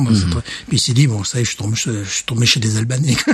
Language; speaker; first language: French; native; French